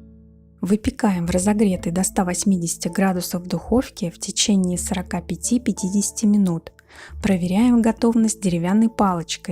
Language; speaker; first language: Russian; native; Russian